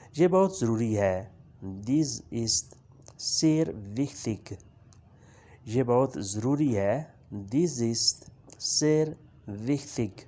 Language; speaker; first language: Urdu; non-native, local second language; Punjabi